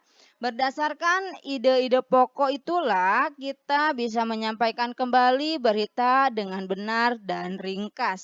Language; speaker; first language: Indonesian; native; Indonesian